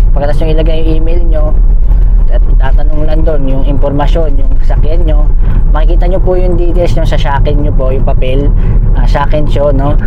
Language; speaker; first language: Filipino; native; Filipino